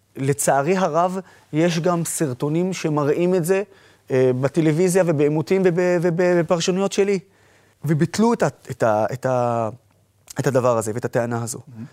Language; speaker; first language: Hebrew; non-native, local second language; Arabic